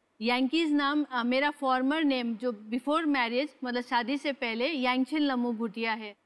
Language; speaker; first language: Hindi; non-native, local second language; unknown